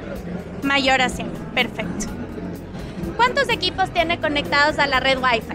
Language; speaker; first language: Spanish; native; Spanish